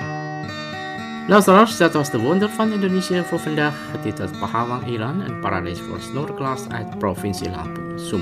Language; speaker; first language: Dutch; non-native, fluent; Indonesian